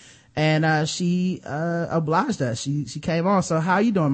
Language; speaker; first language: English; native; English